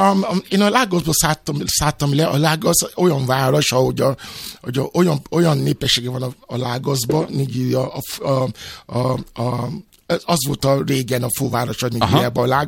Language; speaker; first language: Hungarian; non-native, fluent; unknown